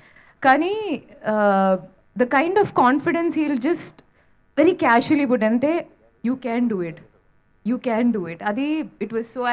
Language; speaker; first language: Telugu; non-native, learner; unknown